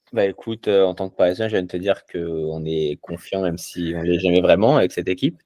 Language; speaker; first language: French; native; French